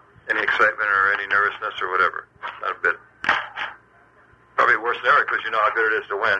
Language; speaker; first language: English; early bilingual, other home language; Spanish